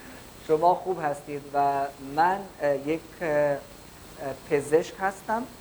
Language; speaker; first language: Persian; non-native, fluent; Urdu